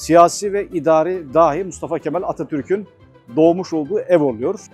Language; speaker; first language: Turkish; native; Turkish